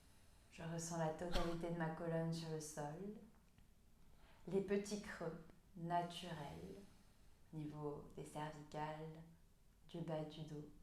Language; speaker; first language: French; native; French